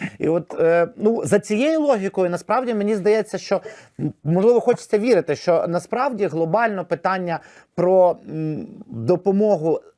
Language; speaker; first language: Ukrainian; native; Ukrainian